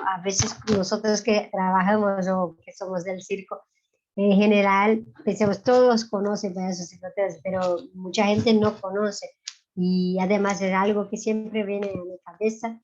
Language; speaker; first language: Spanish; non-native, fluent; Portuguese